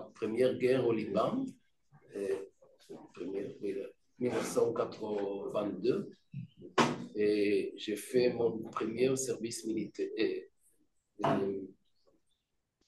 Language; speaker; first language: French; non-native, fluent; Hebrew